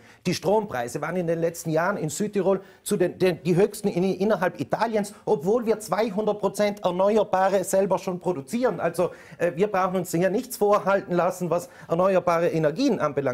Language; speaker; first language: German; native; German